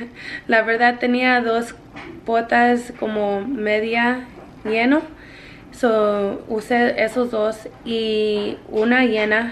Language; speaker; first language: Spanish; early bilingual, heritage; Spanish